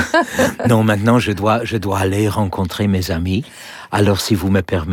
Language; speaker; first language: French; non-native, learner; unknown